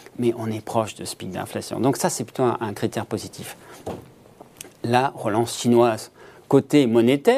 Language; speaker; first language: French; native; French